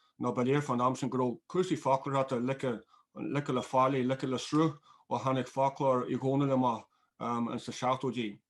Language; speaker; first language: Irish; native; Irish